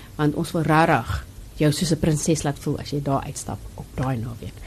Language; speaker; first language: Afrikaans; native; Afrikaans